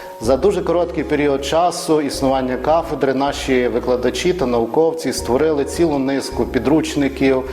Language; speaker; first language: Ukrainian; native; Ukrainian